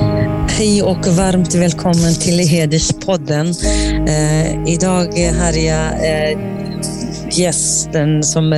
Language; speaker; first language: Swedish; non-native, fluent; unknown